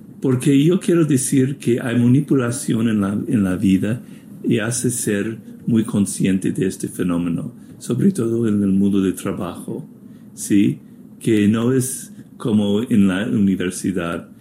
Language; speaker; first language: Spanish; non-native, fluent; English